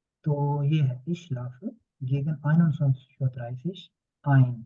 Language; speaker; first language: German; non-native, fluent; Urdu